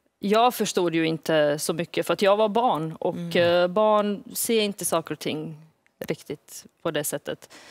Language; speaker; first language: Swedish; early bilingual, other home language; Bosnian